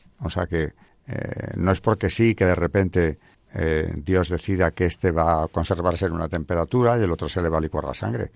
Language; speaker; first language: Spanish; native; Spanish